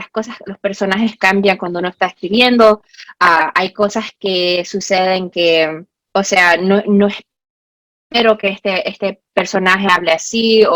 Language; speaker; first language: Spanish; early bilingual, heritage; Spanish